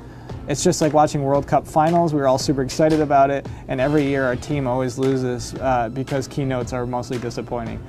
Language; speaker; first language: English; native; English